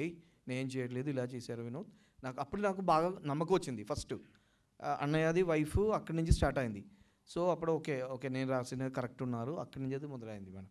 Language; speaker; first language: Telugu; non-native, learner; Malayalam